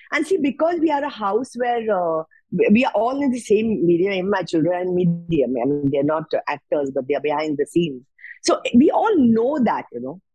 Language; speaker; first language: English; non-native, local second language; Marathi